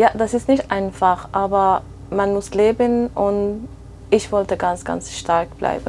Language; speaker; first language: German; non-native, fluent; Persian